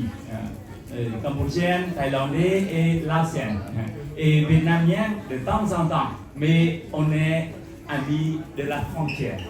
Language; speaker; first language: French; non-native, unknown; Khmer